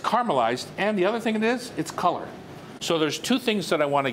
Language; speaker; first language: English; native; English